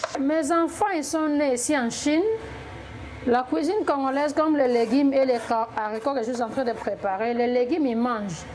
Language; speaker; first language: French; non-native, local second language; Lingala